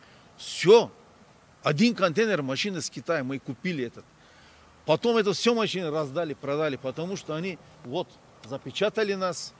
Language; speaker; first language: Russian; non-native, learner; Turkish